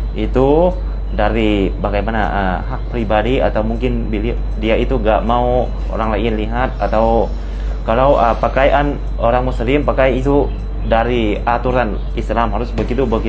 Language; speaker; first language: Indonesian; non-native, fluent; Lao